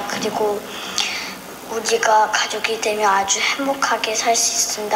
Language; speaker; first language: Korean; early bilingual, heritage; Korean